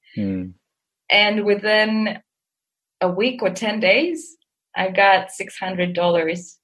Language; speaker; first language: English; non-native, fluent; Russian